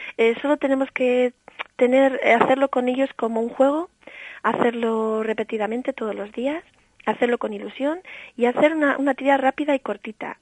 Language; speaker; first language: Spanish; early bilingual, heritage; Spanish